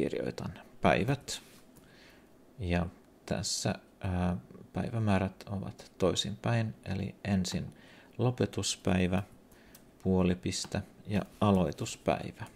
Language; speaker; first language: Finnish; non-native, local second language; Swedish